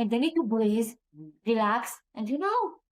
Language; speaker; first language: English; non-native, learner; Hebrew